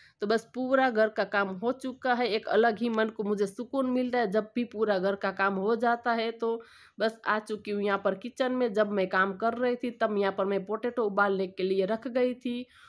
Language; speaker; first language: Hindi; non-native, local second language; Gujarati